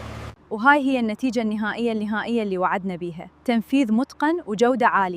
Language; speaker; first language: Arabic; native; Arabic